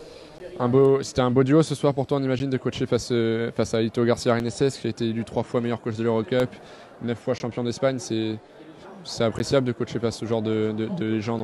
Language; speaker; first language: French; native; French